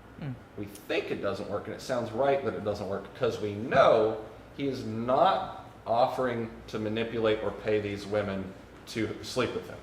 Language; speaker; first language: English; native; English